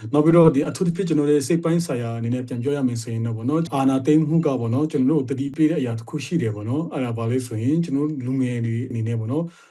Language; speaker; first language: Burmese; non-native, local second language; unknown